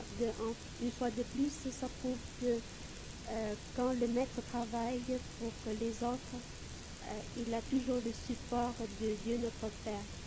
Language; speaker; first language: French; non-native, fluent; Vietnamese